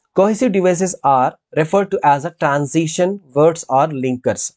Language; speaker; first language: English; non-native, local second language; Telugu